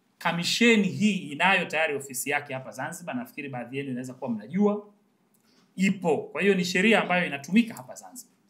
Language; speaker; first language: Swahili; native; Swahili